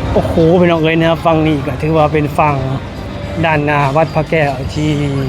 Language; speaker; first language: Thai; native; Thai